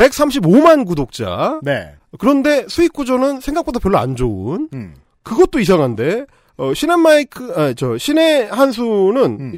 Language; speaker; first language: Korean; native; Korean